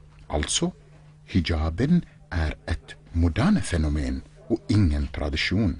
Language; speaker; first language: Norwegian; non-native, fluent; Arabic